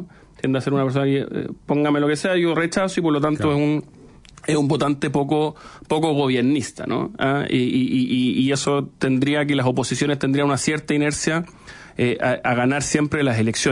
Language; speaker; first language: Spanish; native; Spanish